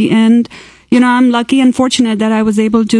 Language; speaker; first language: English; non-native, local second language; Malayalam